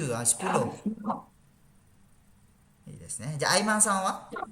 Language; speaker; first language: Japanese; non-native, fluent; Malay